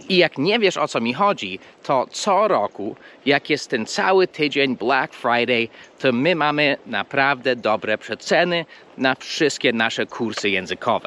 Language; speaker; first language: Polish; non-native, fluent; English